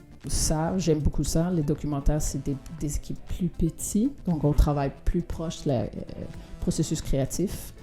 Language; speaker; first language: French; non-native, fluent; Danish